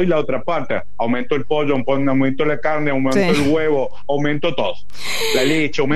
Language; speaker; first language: Spanish; native; Spanish